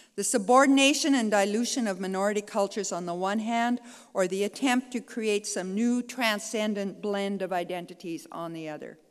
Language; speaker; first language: English; native; English